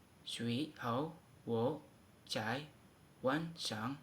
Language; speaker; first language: Chinese; non-native, learner; Indonesian